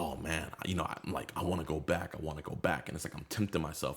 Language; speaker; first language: English; native; English